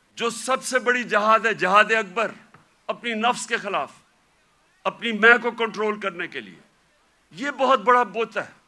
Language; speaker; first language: Urdu; native; Urdu